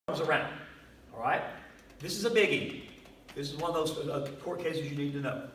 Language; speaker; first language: English; native; English